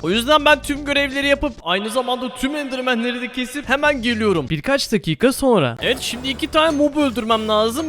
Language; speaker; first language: Turkish; native; Turkish